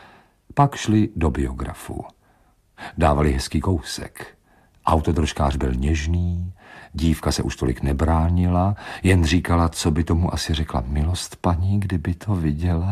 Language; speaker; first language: Czech; native; Czech